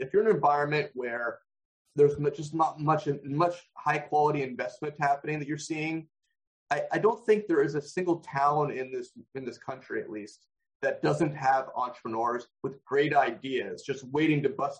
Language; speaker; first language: English; native; English